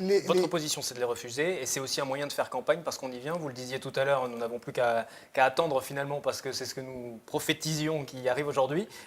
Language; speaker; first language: French; native; French